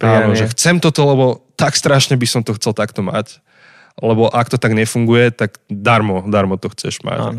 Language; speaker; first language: Slovak; native; Slovak